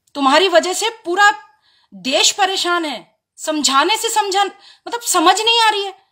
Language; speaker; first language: Hindi; native; Hindi